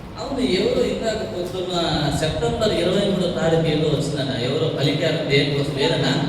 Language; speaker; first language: Telugu; non-native, local second language; Tamil